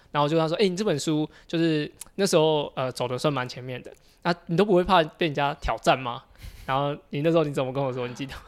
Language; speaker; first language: Chinese; native; Chinese